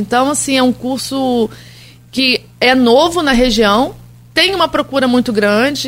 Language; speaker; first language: Portuguese; native; Portuguese